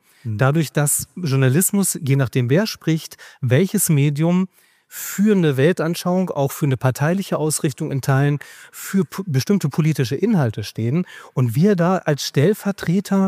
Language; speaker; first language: German; native; German